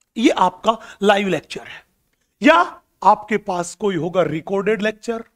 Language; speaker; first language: Hindi; native; Hindi